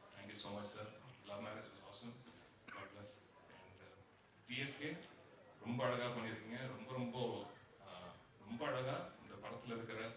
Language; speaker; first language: Tamil; native; Tamil